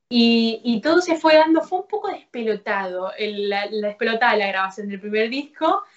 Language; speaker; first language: Spanish; native; Spanish